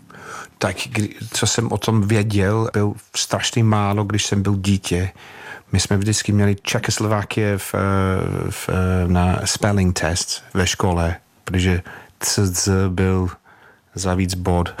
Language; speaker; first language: Czech; non-native, fluent; English